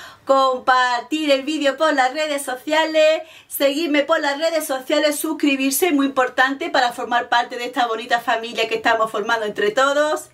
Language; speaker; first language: Spanish; native; Spanish